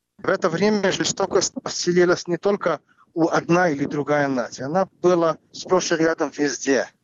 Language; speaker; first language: Russian; non-native, fluent; Hebrew